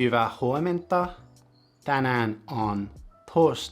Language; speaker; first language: Finnish; non-native, learner; English